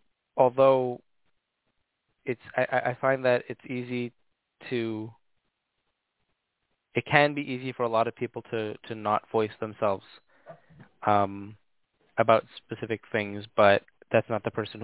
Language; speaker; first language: English; native; English